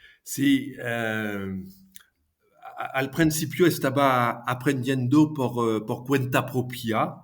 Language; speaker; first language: Spanish; non-native, fluent; French